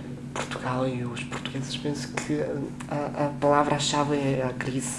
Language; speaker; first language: Portuguese; non-native, fluent; Chinese